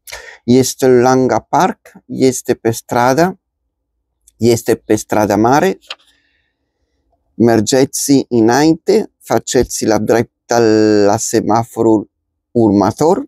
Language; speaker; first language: Romanian; non-native, learner; Spanish